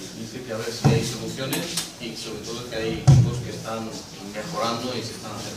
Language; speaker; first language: Spanish; non-native, fluent; Arabic